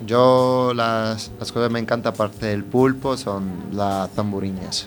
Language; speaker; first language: Spanish; non-native, fluent; Italian